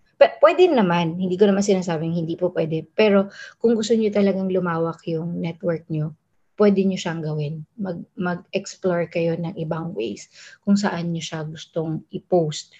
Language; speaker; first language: Filipino; native; Filipino